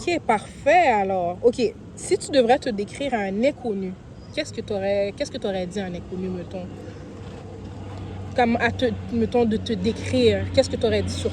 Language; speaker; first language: French; native; French